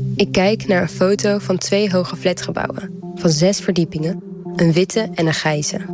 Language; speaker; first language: Dutch; early bilingual, heritage; Dutch